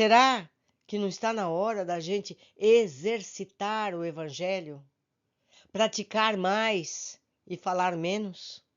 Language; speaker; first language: Portuguese; native; Portuguese